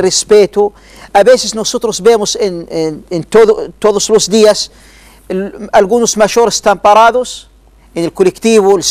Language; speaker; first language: Spanish; non-native, learner; Arabic